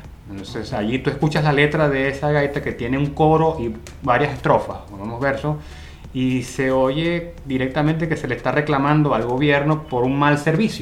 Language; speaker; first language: Spanish; native; Spanish